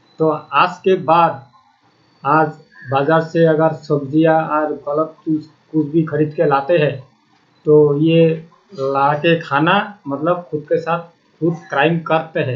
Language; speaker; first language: Hindi; non-native, local second language; Bangla